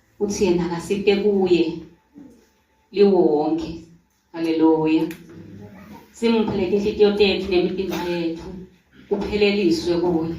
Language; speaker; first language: Zulu; non-native, local second language; Swati